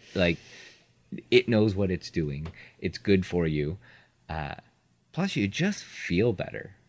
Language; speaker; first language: English; native; English